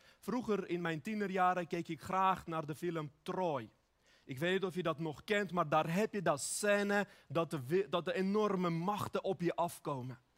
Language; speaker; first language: Dutch; early bilingual, other home language; Armenian